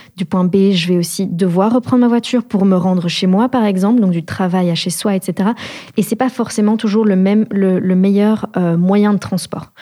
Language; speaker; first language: French; native; French